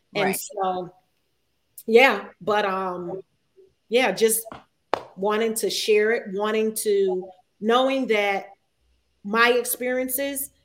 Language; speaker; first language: English; native; English